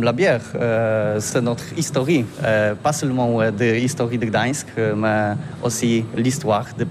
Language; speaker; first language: French; non-native, learner; Polish